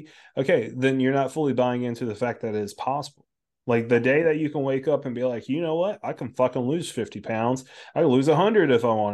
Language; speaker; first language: English; native; English